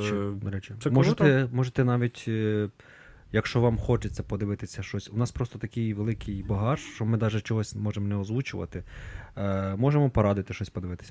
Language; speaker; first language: Ukrainian; native; Ukrainian